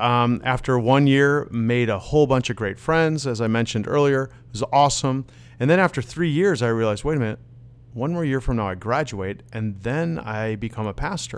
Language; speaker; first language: English; early bilingual, other home language; Dutch